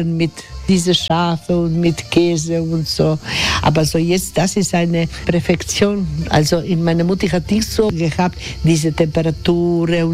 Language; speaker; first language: German; non-native, learner; Croatian